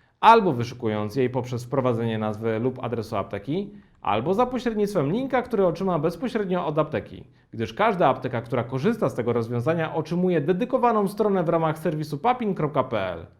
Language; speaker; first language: Polish; native; Polish